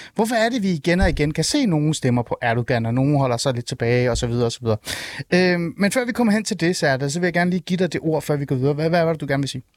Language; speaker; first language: Danish; non-native, fluent; Turkish